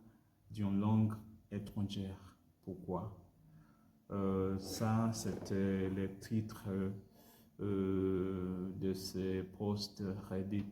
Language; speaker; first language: French; non-native, learner; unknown